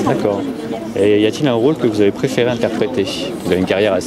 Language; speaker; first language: French; native; French